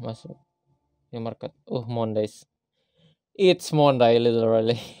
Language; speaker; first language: English; non-native, fluent; Indonesian